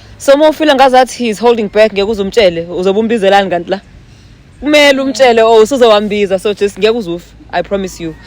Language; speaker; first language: Zulu; native; Zulu